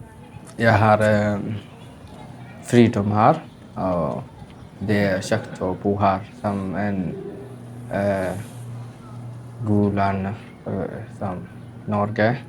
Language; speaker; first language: Norwegian; non-native, learner; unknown